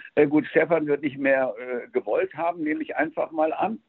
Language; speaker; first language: German; early bilingual, other home language; Spanish